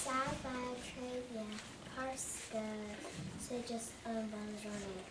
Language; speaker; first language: French; non-native, learner; English